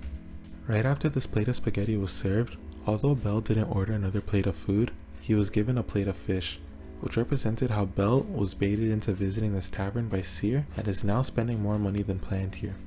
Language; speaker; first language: English; native; English